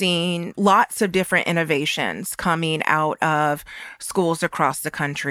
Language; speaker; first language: English; native; English